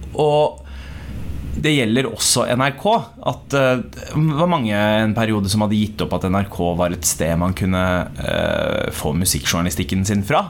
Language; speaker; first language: Norwegian; early bilingual, other home language; Punjabi